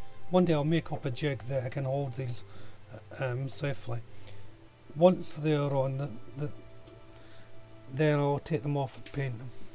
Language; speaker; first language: English; native; English